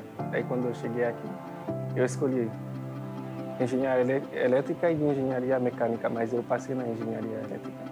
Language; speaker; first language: Portuguese; non-native, fluent; Haitian Creole